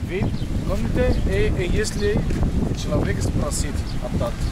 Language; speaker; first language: Russian; non-native, learner; Arabic